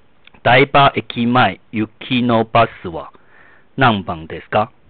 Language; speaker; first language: Japanese; non-native, fluent; Chinese